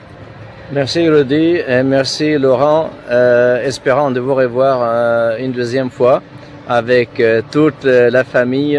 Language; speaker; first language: French; non-native, fluent; Arabic